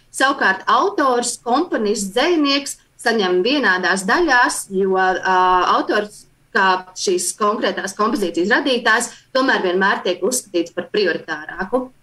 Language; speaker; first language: Latvian; native; Latvian